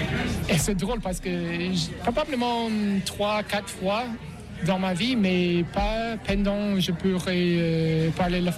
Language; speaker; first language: French; non-native, learner; English